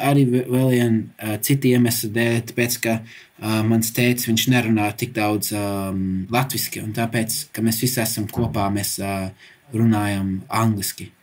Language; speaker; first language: Latvian; early bilingual, heritage; English